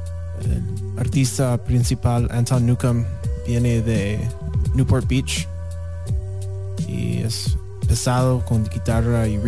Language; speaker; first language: Spanish; non-native, learner; English